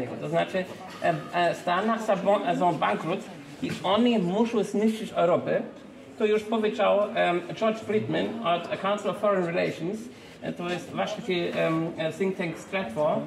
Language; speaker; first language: Polish; non-native, fluent; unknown